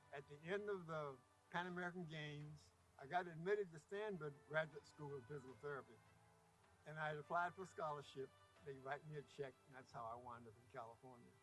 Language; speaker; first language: English; native; English